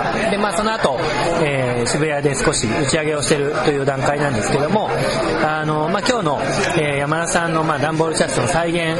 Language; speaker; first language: Japanese; native; Japanese